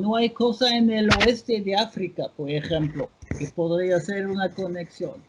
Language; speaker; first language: Spanish; non-native, fluent; French